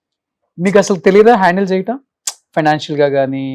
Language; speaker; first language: Telugu; native; Telugu